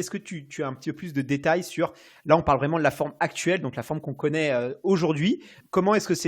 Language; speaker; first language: French; native; French